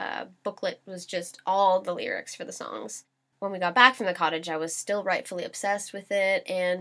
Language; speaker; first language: English; native; English